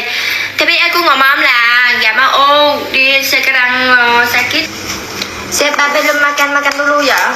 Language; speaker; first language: Indonesian; non-native, learner; Vietnamese